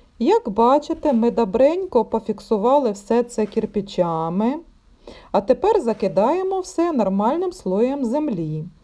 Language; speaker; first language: Ukrainian; non-native, local second language; Russian